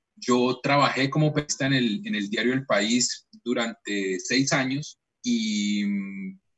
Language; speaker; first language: Spanish; native; Spanish